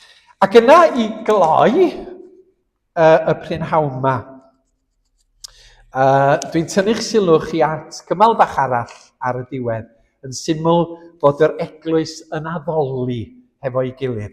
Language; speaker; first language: Welsh; native; Welsh